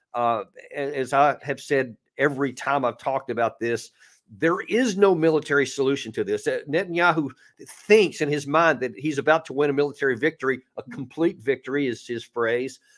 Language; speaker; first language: English; native; English